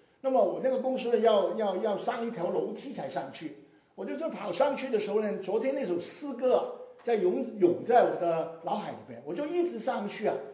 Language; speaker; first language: Chinese; non-native, local second language; Cantonese